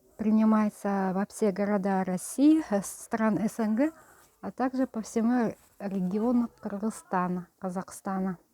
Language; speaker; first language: Russian; non-native, local second language; Kyrgyz